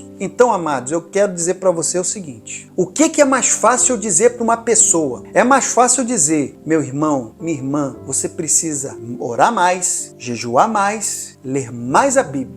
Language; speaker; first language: Portuguese; native; Portuguese